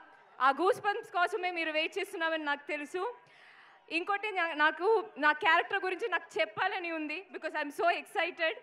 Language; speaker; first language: Telugu; non-native, local second language; Malayalam